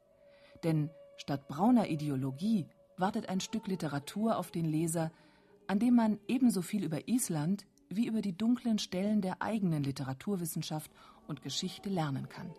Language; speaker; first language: German; native; German